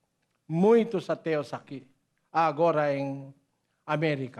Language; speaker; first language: Portuguese; non-native, learner; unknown